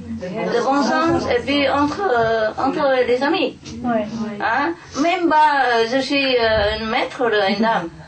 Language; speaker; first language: French; non-native, fluent; Vietnamese